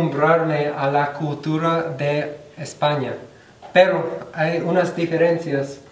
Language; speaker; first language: Spanish; non-native, fluent; English